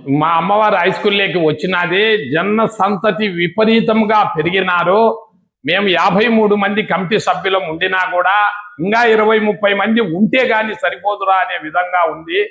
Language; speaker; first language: Telugu; native; Telugu